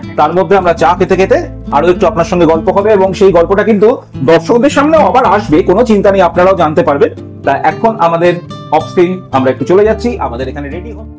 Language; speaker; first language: Bangla; native; Bangla